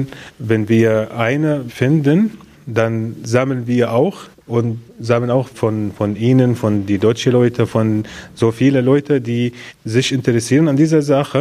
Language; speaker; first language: German; non-native, learner; Arabic